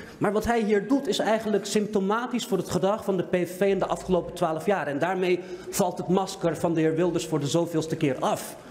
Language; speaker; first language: Dutch; early bilingual, other home language; Turkish